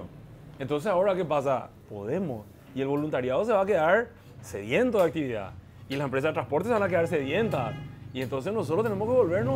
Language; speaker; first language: Spanish; native; Spanish